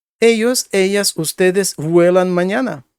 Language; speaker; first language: Spanish; non-native, fluent; Ukrainian